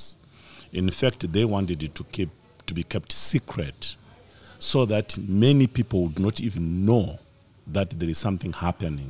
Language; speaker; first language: English; non-native, local second language; Shona